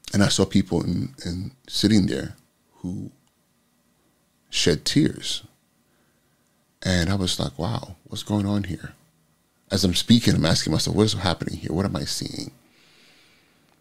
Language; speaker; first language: English; native; English